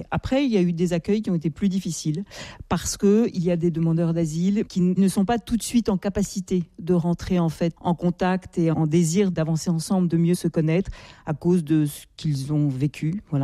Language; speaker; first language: French; native; French